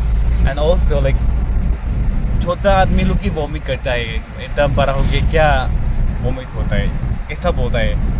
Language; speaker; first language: Hindi; non-native, local second language; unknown